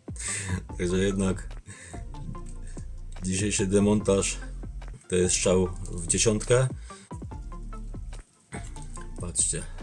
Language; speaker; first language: Polish; native; Polish